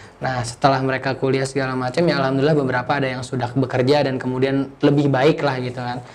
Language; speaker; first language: Indonesian; native; Indonesian